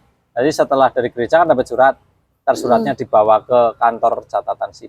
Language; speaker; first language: Indonesian; native; Indonesian